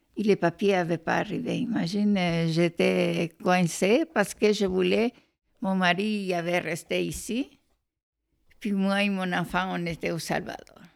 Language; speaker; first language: French; non-native, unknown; Spanish